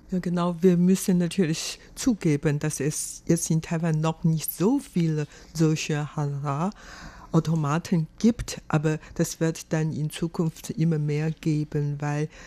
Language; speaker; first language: German; non-native, fluent; Chinese